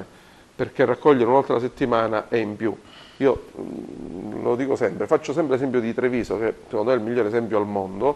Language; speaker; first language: Italian; native; Italian